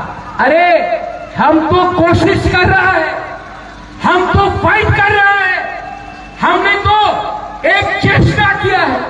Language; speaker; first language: Hindi; non-native, local second language; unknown